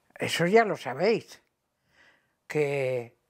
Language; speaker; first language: Spanish; native; Spanish